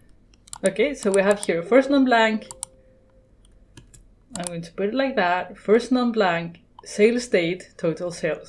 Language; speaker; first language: English; non-native, fluent; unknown